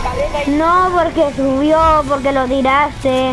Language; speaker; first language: Spanish; native; Spanish